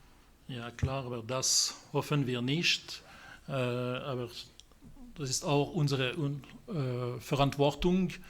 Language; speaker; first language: German; non-native, local second language; French